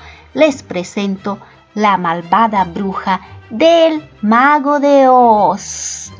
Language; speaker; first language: Spanish; native; Spanish